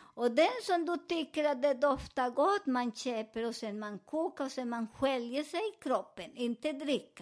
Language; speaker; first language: Swedish; non-native, fluent; Spanish